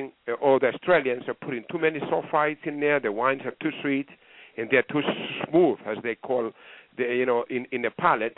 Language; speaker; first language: English; non-native, fluent; Greek